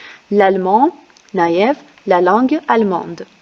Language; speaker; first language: French; non-native, fluent; Armenian